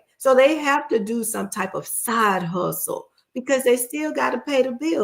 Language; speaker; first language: English; native; English